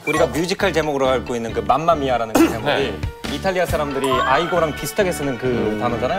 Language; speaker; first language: Korean; native; Korean